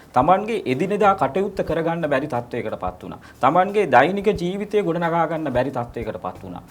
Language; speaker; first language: Sinhala; non-native, local second language; Tamil